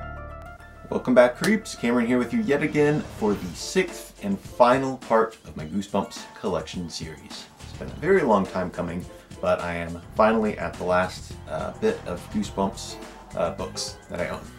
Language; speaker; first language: English; native; English